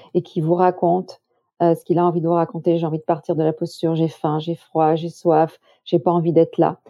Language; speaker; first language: French; native; French